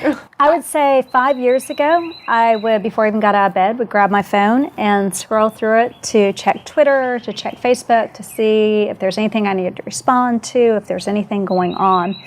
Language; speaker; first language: English; native; English